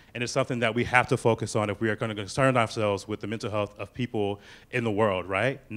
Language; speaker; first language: English; native; English